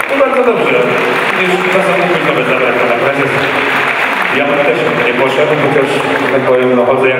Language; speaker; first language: Polish; native; Polish